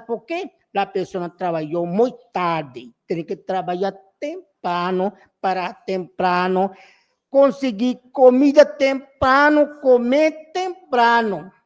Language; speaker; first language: Spanish; non-native, local second language; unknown